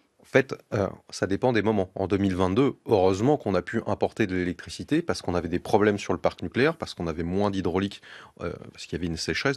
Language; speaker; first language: French; native; French